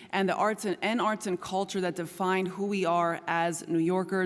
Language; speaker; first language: English; native; English